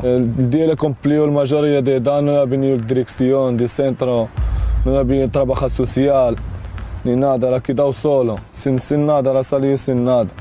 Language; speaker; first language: Spanish; non-native, learner; Arabic